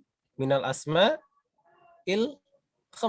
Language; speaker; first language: Arabic; non-native, fluent; Indonesian